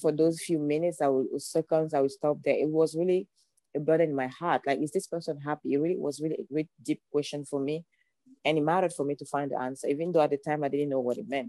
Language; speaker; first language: English; non-native, local second language; French